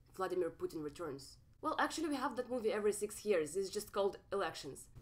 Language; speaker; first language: English; non-native, fluent; Russian